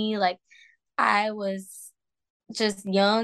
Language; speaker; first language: English; native; English